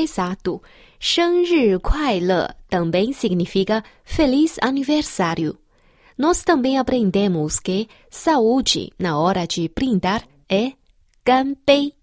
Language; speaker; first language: Portuguese; non-native, fluent; Chinese